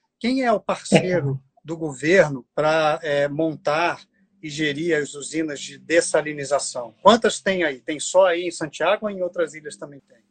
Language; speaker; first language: Portuguese; native; Portuguese